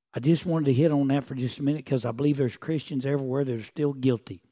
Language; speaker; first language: English; native; English